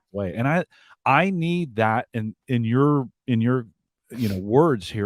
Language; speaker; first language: English; native; English